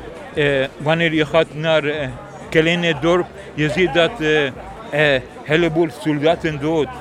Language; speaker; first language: Dutch; non-native, learner; Persian